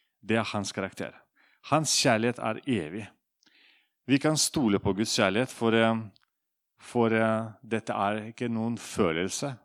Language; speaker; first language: Norwegian; non-native, fluent; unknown